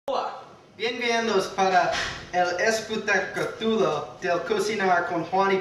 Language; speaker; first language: Spanish; non-native, learner; English